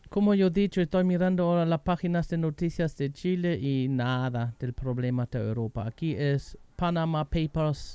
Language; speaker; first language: Spanish; non-native, learner; German